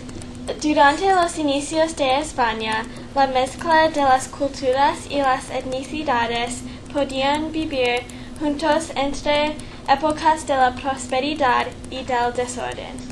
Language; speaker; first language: Spanish; non-native, learner; English